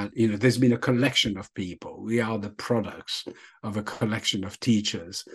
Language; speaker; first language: English; non-native, fluent; French